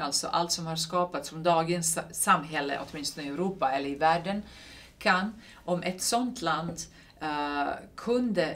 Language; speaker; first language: Swedish; non-native, fluent; Serbian